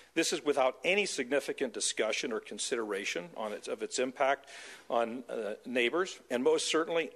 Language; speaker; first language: English; native; English